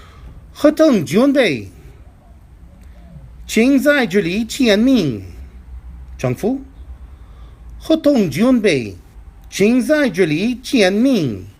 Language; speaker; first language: Chinese; non-native, fluent; English